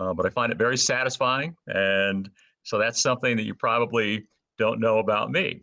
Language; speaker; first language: English; native; English